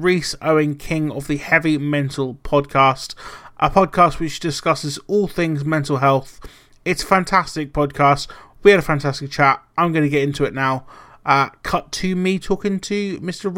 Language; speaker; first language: English; native; English